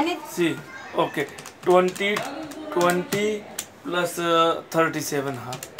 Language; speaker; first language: English; non-native, learner; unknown